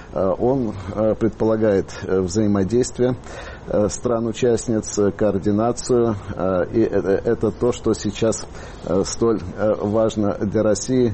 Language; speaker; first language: Russian; native; Russian